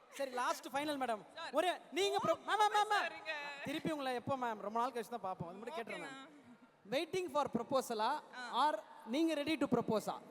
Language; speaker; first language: Tamil; native; Tamil